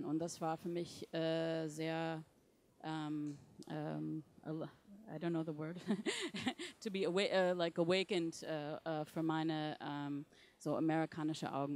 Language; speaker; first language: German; non-native, fluent; English